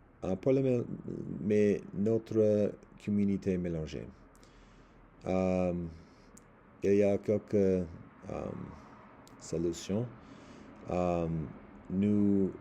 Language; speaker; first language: French; non-native, learner; English